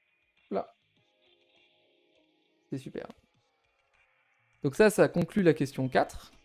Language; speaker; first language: French; native; French